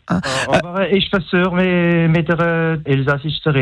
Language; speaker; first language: German; non-native, local second language; French